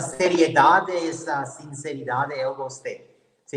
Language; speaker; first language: Portuguese; non-native, learner; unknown